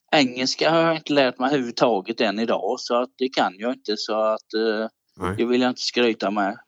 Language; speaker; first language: Swedish; native; Swedish